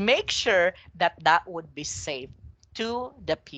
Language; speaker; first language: English; non-native, local second language; Filipino